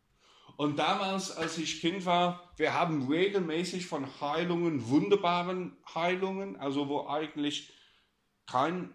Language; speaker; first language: German; non-native, fluent; English